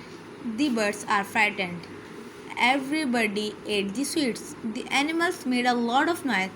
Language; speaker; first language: English; non-native, local second language; Urdu